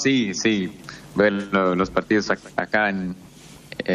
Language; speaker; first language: Spanish; non-native, fluent; English